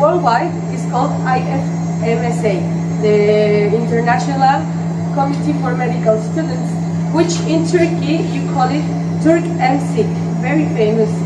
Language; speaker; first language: English; non-native, fluent; Spanish